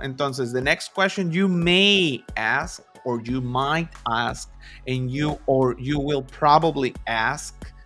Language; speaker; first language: English; non-native, fluent; Spanish